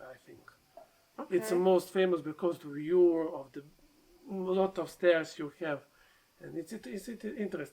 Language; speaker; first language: English; non-native, learner; Serbian